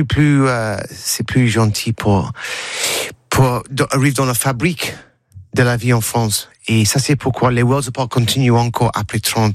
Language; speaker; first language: French; non-native, learner; English